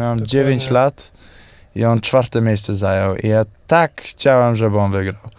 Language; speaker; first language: Polish; early bilingual, heritage; Polish